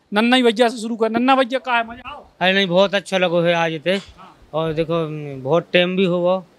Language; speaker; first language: Hindi; native; Hindi